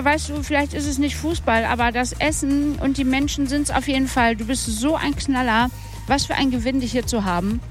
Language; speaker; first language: German; native; German